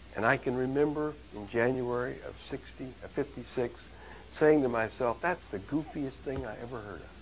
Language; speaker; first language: English; native; English